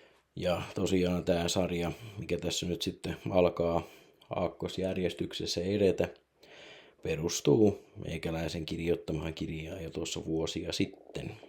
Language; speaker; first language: Finnish; native; Finnish